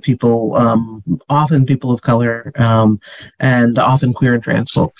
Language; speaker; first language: English; native; English